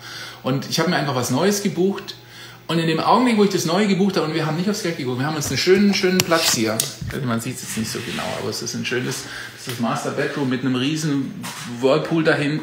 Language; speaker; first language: German; native; German